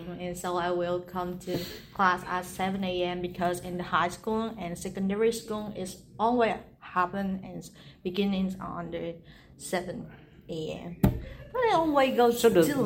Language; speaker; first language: English; non-native, learner; Vietnamese